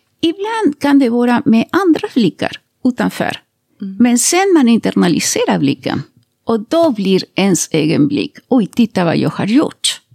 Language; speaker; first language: Swedish; non-native, fluent; Spanish